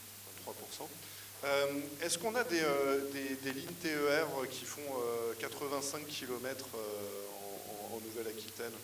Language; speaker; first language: French; native; French